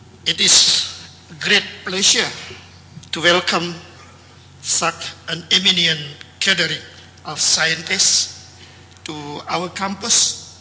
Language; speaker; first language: English; non-native, fluent; Indonesian